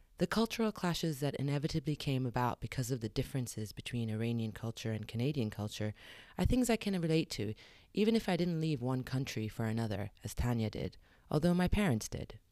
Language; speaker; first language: English; early bilingual, other home language; Arabic